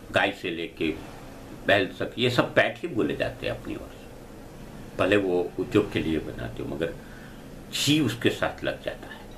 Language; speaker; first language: Hindi; non-native, local second language; Gujarati